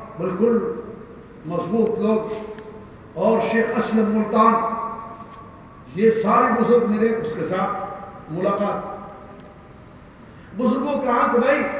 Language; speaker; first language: Urdu; non-native, learner; Arabic